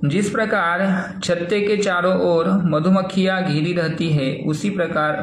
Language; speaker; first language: Hindi; non-native, local second language; Marathi